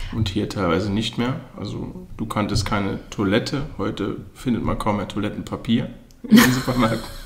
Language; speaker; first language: German; native; German